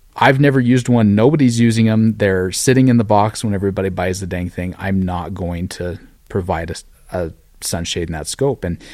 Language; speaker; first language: English; native; English